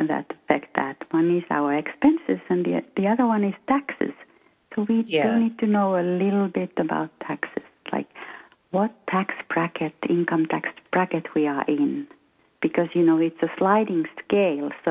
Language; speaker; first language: English; non-native, fluent; Finnish